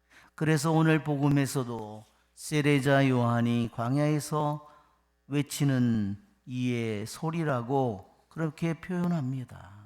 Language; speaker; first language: Korean; native; Korean